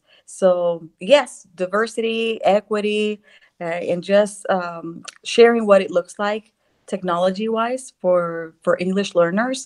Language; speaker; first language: English; non-native, fluent; Spanish